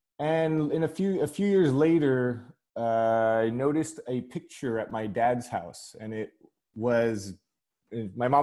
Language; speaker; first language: English; native; English